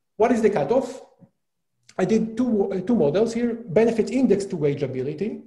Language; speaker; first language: English; non-native, fluent; Hebrew